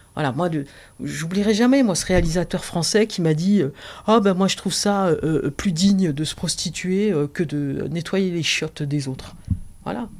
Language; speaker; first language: French; early bilingual, other home language; Arabic